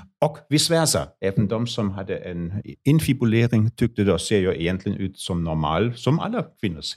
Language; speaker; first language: Swedish; non-native, fluent; German